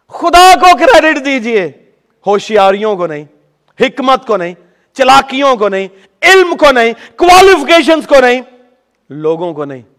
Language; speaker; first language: Urdu; native; Urdu